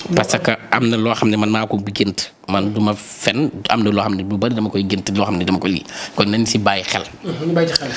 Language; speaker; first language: Wolof; non-native, local second language; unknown